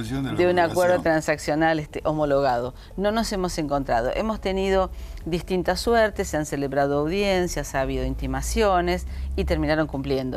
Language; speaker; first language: Spanish; native; Spanish